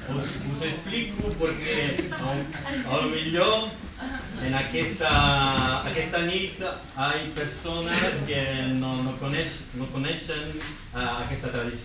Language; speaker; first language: Catalan; non-native, learner; Spanish